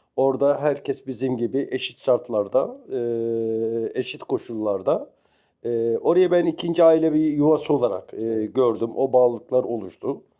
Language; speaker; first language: Turkish; native; Turkish